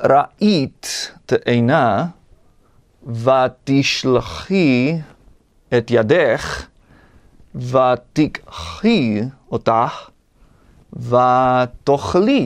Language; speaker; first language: Hebrew; non-native, learner; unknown